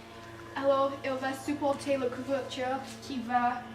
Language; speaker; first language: French; non-native, learner; English